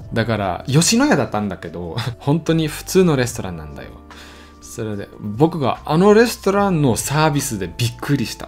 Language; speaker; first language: Japanese; non-native, learner; German